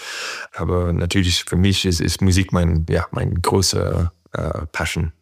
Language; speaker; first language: German; non-native, fluent; French